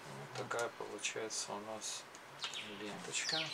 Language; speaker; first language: Russian; native; Russian